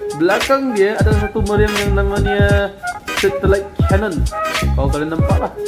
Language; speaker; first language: Malay; non-native, local second language; Chinese